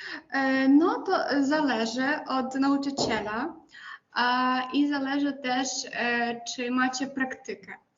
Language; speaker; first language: Polish; non-native, fluent; Ukrainian